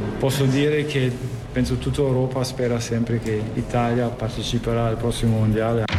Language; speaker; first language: Italian; non-native, fluent; German